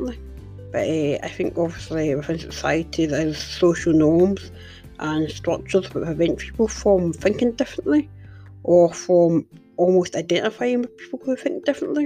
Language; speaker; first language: English; native; English